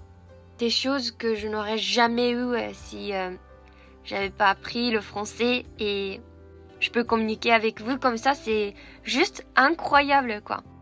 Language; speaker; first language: French; non-native, fluent; Japanese